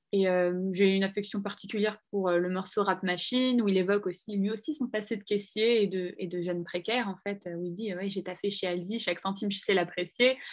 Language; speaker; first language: French; early bilingual, other home language; Arabic